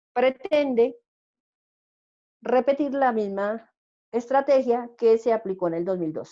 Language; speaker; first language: Spanish; native; Spanish